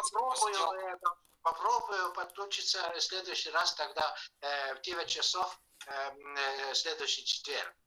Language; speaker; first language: Russian; non-native, fluent; Estonian